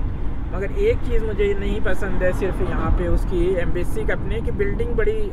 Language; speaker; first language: Hindi; native; Hindi